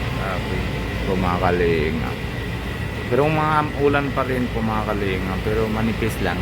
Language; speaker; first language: Filipino; non-native, local second language; Bikol